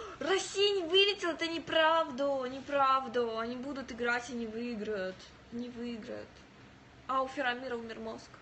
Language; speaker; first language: Russian; native; Russian